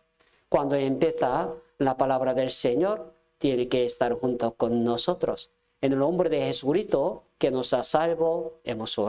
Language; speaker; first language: Spanish; non-native, fluent; Korean